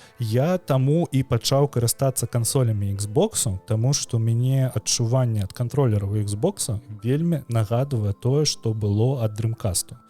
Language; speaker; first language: Belarusian; non-native, local second language; Russian